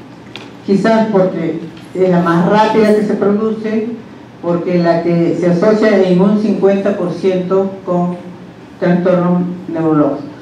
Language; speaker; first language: Spanish; native; Spanish